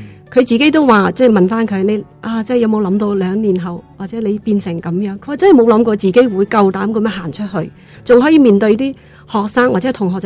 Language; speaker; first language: Cantonese; non-native, fluent; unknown